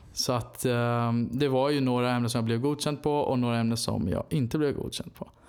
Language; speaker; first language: Swedish; non-native, fluent; Portuguese